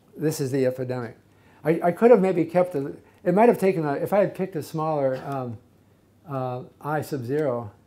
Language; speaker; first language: English; native; English